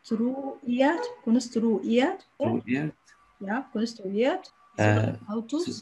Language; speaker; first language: German; non-native, learner; Arabic